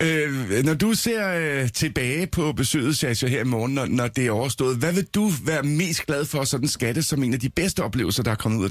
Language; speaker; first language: Danish; native; Danish